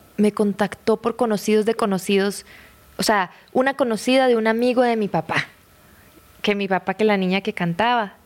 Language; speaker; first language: Spanish; native; Spanish